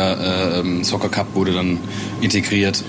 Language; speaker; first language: German; native; German